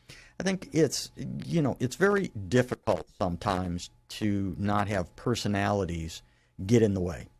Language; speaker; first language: English; native; English